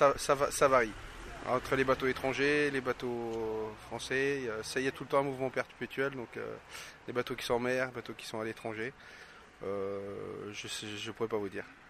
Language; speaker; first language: French; native; French